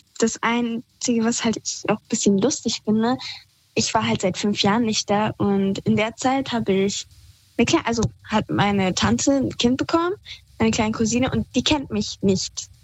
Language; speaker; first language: German; early bilingual, other home language; Persian